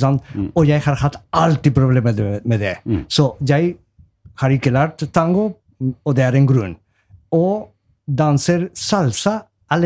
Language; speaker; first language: Norwegian; non-native, local second language; Spanish